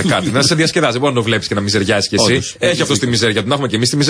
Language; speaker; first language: Greek; native; Greek